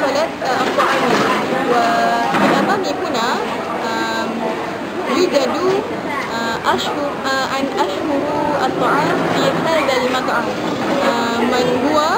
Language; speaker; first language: Arabic; non-native, learner; Malay